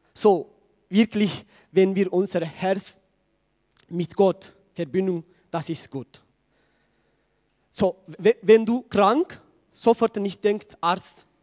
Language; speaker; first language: German; non-native, learner; Tigrinya